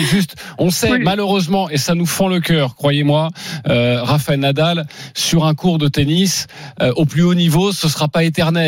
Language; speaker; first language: French; native; French